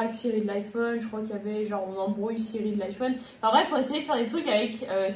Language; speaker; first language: French; native; French